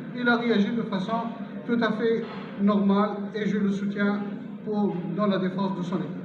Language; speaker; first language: French; non-native, local second language; Arabic